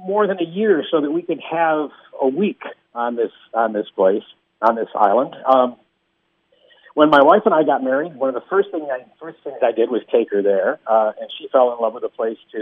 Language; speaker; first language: English; native; English